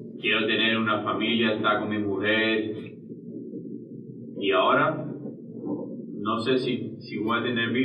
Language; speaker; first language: Spanish; early bilingual, heritage; English